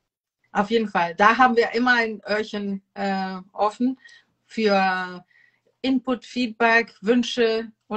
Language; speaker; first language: German; non-native, fluent; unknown